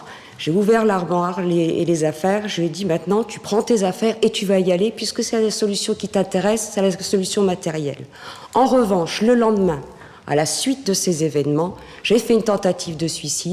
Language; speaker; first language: French; native; French